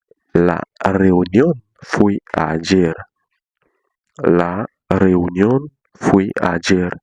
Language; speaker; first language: Spanish; non-native, fluent; Haitian Creole